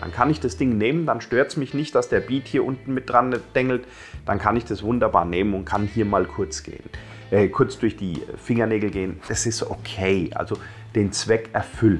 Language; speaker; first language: German; native; German